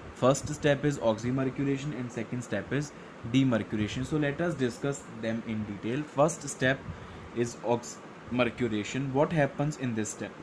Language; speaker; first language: English; non-native, local second language; Punjabi